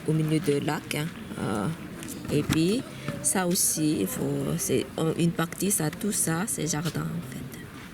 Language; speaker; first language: French; non-native, learner; Korean